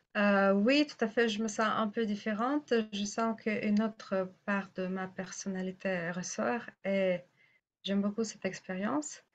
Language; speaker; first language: French; non-native, fluent; Russian